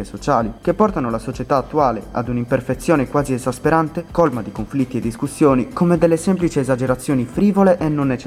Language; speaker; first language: Italian; native; Italian